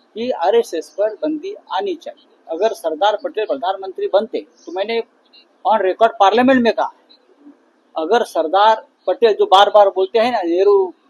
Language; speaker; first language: Hindi; non-native, local second language; Marathi